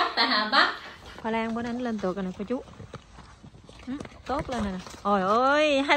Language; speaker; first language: Vietnamese; native; Vietnamese